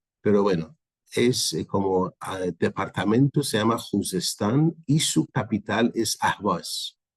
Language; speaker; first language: Spanish; non-native, fluent; Persian